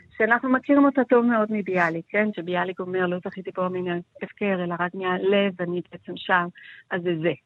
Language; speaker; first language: Hebrew; non-native, fluent; German